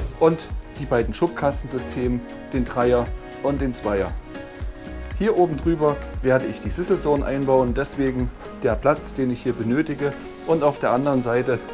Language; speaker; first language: German; native; German